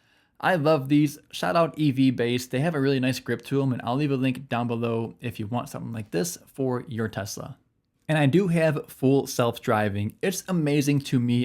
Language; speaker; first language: English; native; English